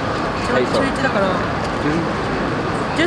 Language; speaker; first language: Japanese; native; Japanese